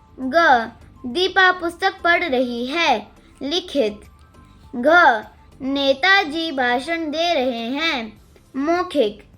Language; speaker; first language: Hindi; non-native, local second language; Telugu